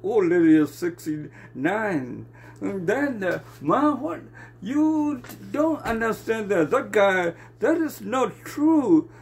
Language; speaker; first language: English; non-native, learner; Burmese